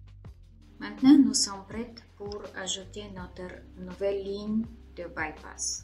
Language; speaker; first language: French; non-native, fluent; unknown